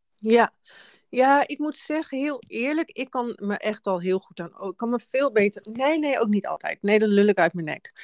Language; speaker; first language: Dutch; native; Dutch